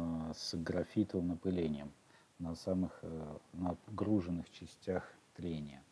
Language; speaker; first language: Russian; native; Russian